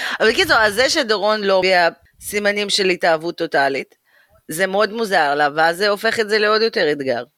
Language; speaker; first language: Hebrew; early bilingual, other home language; Russian